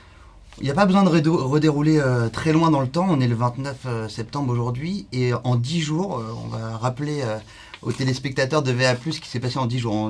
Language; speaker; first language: French; native; French